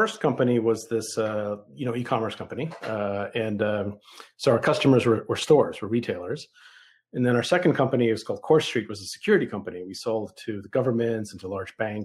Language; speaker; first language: English; early bilingual, other home language; Russian